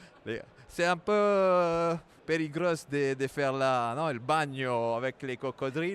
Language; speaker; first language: French; non-native, fluent; Italian